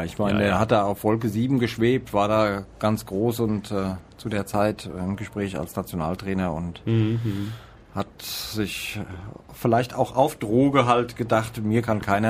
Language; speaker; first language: German; native; German